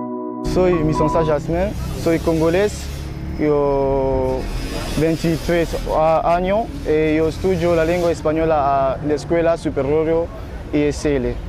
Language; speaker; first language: Spanish; non-native, learner; French